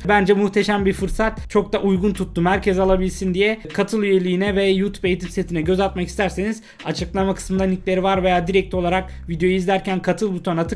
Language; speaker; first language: Turkish; native; Turkish